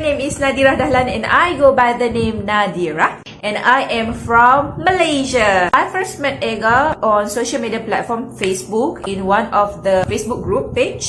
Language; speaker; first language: English; non-native, local second language; Malay